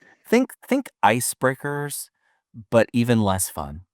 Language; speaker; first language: English; native; English